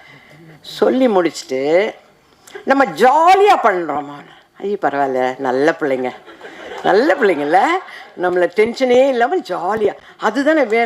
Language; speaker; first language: Tamil; native; Tamil